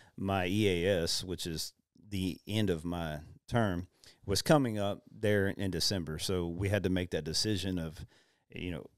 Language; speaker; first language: English; native; English